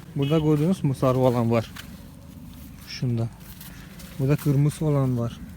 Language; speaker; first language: Turkish; non-native, fluent; Malayalam